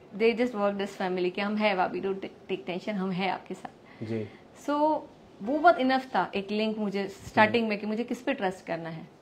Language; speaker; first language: Hindi; non-native, local second language; Gujarati